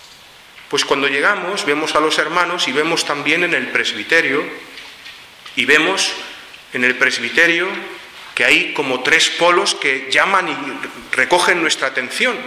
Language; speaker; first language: Spanish; native; Spanish